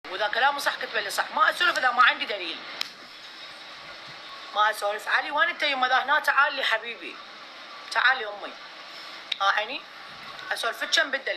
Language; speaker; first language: Arabic; native; Arabic